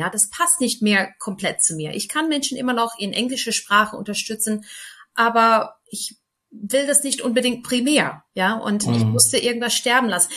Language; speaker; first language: German; non-native, fluent; English